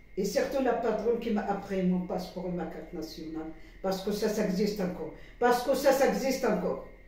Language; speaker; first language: French; non-native, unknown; Arabic